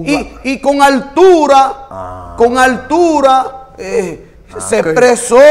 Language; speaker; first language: Spanish; native; Spanish